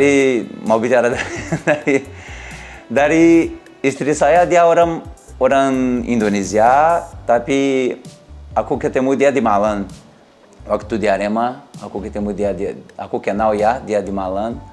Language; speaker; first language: Indonesian; non-native, learner; Portuguese